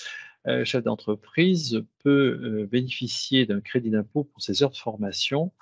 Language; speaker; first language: French; native; French